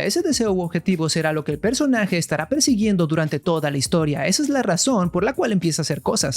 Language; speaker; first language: Spanish; native; Spanish